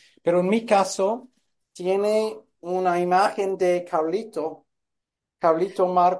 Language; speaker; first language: Spanish; non-native, fluent; English